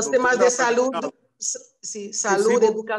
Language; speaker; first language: Spanish; non-native, learner; Haitian Creole